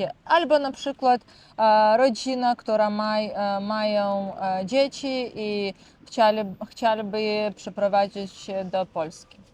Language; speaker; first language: Polish; non-native, learner; Russian